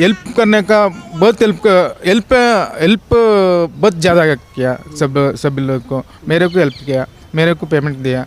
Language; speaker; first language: Hindi; non-native, local second language; Kannada